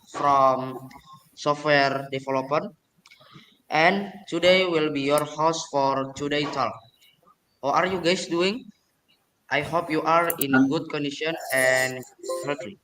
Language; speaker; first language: English; non-native, learner; Indonesian